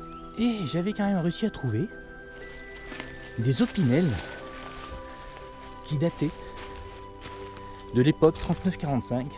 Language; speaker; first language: French; native; French